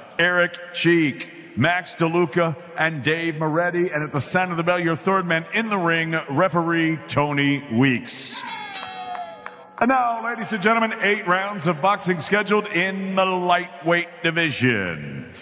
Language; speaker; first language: English; native; English